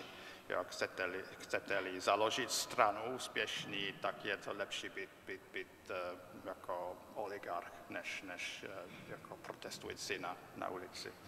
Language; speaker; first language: Czech; non-native, fluent; English